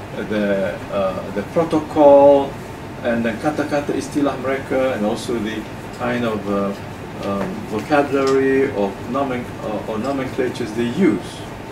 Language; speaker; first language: English; non-native, local second language; Malay